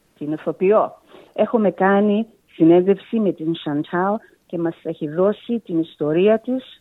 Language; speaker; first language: Greek; early bilingual, heritage; Greek